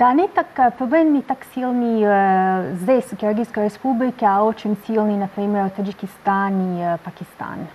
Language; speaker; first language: Russian; non-native, learner; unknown